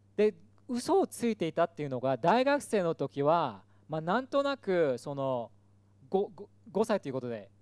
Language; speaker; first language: Japanese; early bilingual, other home language; Korean